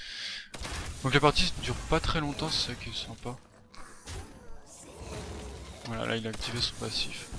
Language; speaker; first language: French; native; French